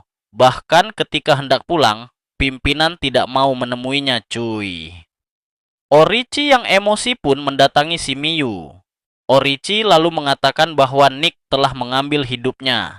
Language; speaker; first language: Indonesian; native; Indonesian